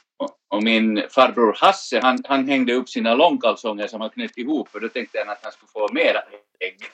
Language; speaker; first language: Swedish; native; Swedish